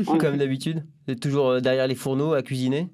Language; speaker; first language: French; native; French